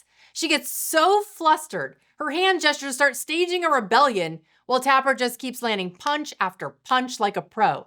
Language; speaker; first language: English; native; English